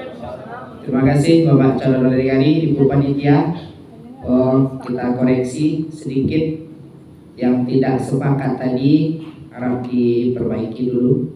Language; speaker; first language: Indonesian; non-native, local second language; Minangkabau